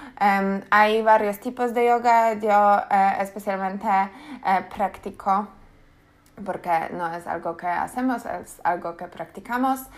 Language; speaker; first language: Spanish; non-native, learner; Polish